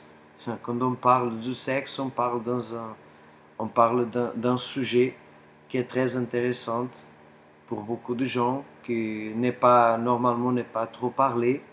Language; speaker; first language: French; non-native, fluent; Portuguese